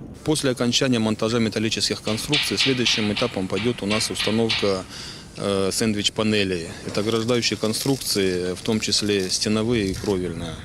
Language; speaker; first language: Russian; native; Russian